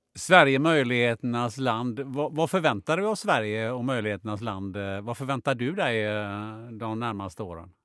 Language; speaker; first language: Swedish; native; Swedish